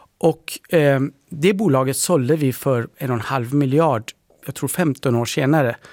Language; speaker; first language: Swedish; early bilingual, other home language; Persian